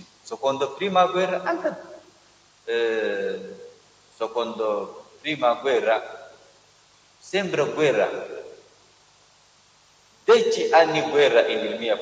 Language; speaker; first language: Italian; non-native, learner; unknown